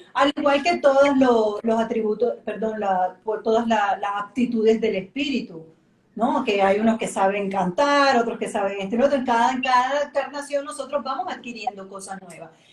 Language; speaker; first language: Spanish; native; Spanish